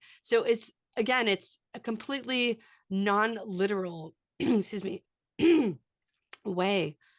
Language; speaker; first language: English; native; English